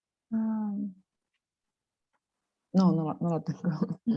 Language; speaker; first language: Spanish; non-native, fluent; Chinese